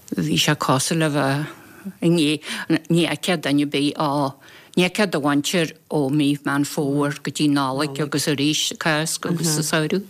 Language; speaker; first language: Irish; non-native, local second language; English